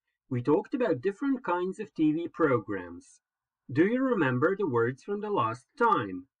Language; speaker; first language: English; non-native, fluent; Croatian